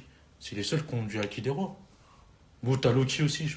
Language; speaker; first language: French; native; French